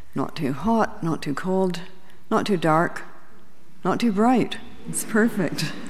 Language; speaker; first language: English; native; English